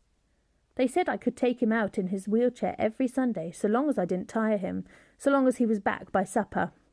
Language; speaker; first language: English; native; English